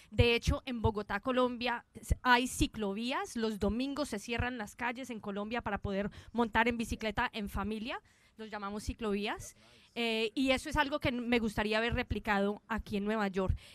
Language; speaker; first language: Spanish; early bilingual, heritage; Spanish